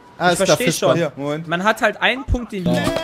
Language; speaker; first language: German; native; German